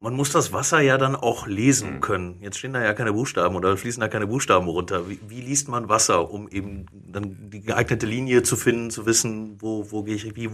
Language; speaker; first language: German; native; German